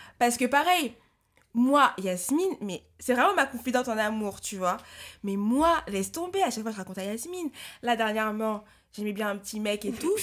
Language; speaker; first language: French; early bilingual, other home language; Lingala